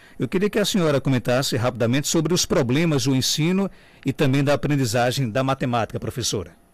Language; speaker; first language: Portuguese; native; Portuguese